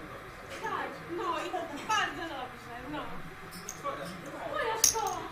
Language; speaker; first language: Polish; non-native, learner; Slovak